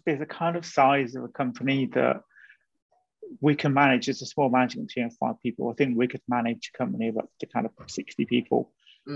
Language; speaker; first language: English; native; English